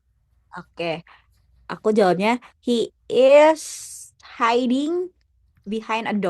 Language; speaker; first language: English; non-native, learner; Indonesian